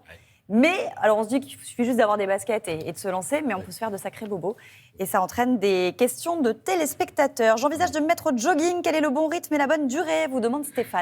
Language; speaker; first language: French; native; French